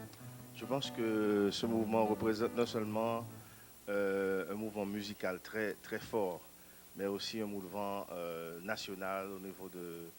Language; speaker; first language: French; non-native, local second language; Haitian Creole